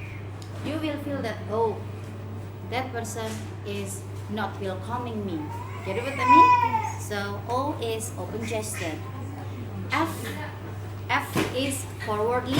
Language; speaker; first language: English; non-native, fluent; Indonesian